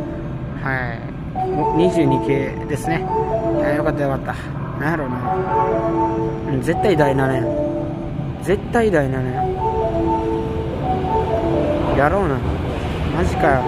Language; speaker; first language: Japanese; native; Japanese